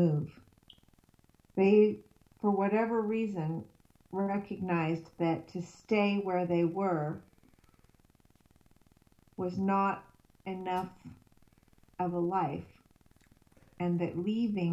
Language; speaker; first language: English; native; English